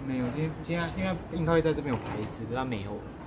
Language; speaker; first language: Chinese; native; Chinese